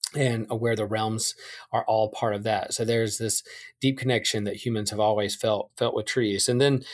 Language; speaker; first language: English; native; English